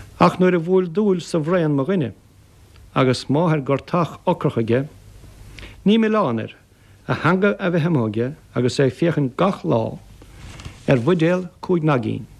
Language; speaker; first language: Irish; native; Irish